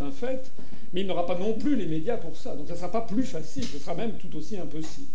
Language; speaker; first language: French; native; French